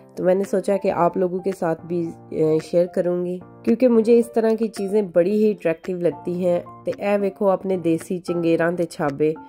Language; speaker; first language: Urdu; non-native, local second language; Punjabi